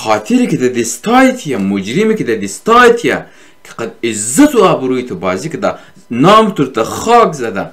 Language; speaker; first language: Persian; native; Persian